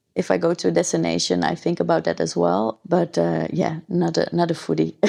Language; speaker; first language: English; non-native, fluent; Dutch